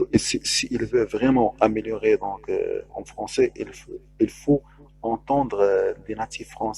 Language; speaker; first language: French; non-native, local second language; Arabic